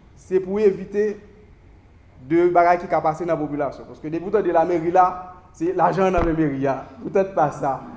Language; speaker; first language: Haitian Creole; native; Haitian Creole